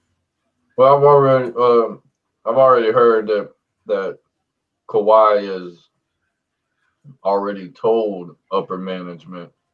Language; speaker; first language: English; native; English